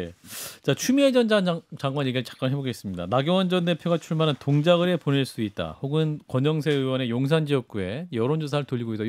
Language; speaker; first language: Korean; native; Korean